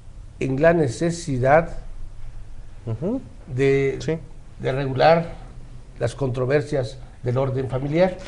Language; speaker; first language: Spanish; native; Spanish